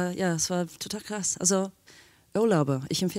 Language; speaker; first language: German; non-native, fluent; English